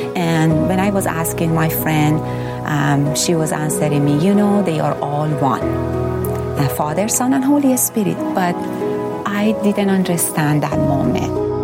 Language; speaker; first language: English; non-native, fluent; Persian